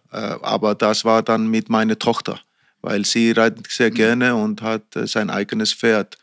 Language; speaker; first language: German; non-native, fluent; Icelandic